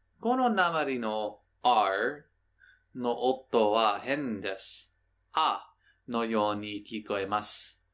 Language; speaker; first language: Japanese; non-native, learner; English